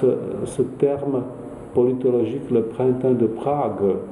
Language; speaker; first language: French; non-native, fluent; Czech